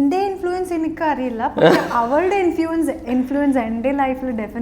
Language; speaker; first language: Malayalam; early bilingual, heritage; English